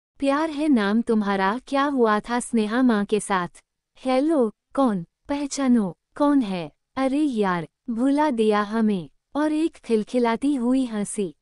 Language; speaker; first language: Hindi; native; Hindi